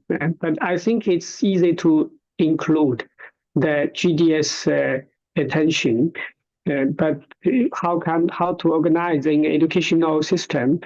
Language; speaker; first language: English; non-native, learner; Chinese